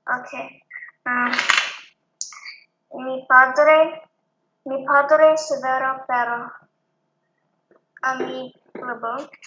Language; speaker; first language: Spanish; non-native, learner; English